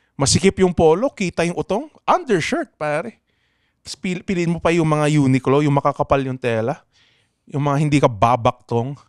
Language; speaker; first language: Filipino; non-native, local second language; Pangasinan